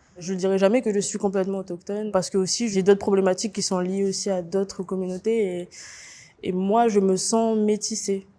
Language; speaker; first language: French; native; French